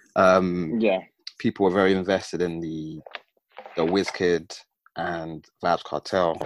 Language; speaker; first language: English; native; English